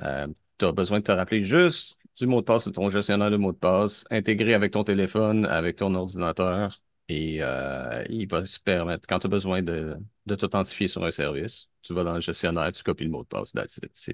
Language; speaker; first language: French; native; French